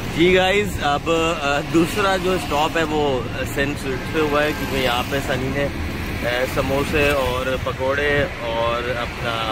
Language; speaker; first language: Hindi; native; Hindi